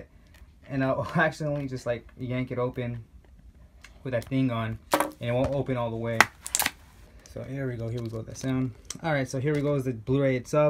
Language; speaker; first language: English; native; English